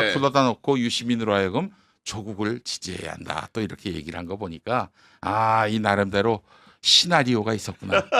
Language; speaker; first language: Korean; native; Korean